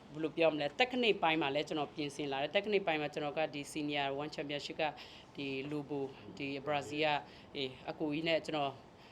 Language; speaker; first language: Burmese; native; Burmese